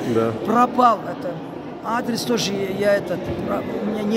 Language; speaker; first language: Russian; non-native, local second language; Uzbek